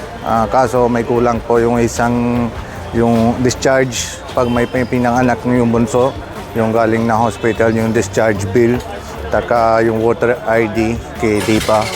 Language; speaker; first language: Filipino; non-native, learner; Punjabi